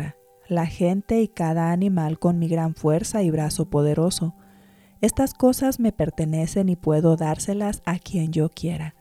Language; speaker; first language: Spanish; native; Spanish